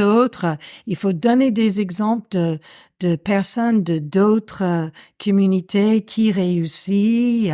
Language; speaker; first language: French; non-native, fluent; English